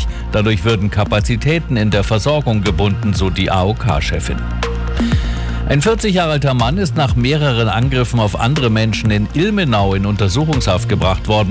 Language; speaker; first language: German; native; German